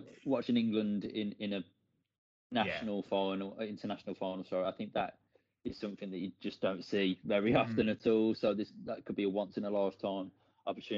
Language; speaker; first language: English; native; English